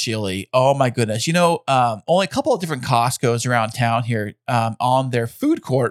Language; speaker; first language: English; native; English